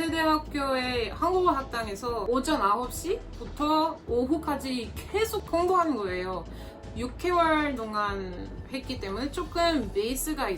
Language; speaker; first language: Korean; non-native, fluent; French